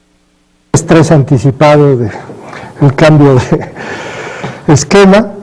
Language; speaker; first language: Spanish; native; Spanish